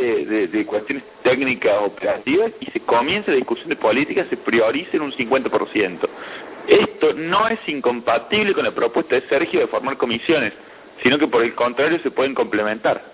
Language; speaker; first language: Spanish; native; Spanish